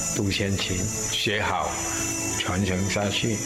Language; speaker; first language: Chinese; native; Chinese